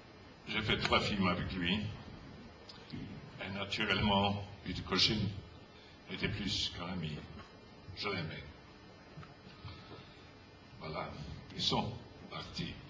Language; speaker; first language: French; non-native, fluent; English